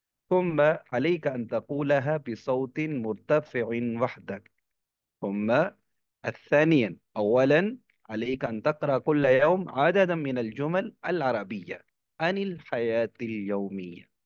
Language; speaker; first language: Arabic; non-native, fluent; Urdu